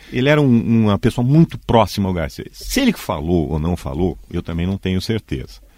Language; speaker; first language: Portuguese; native; Portuguese